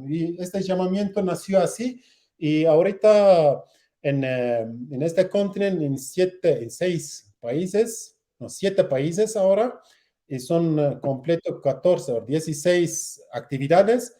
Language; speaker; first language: Spanish; non-native, learner; Kurdish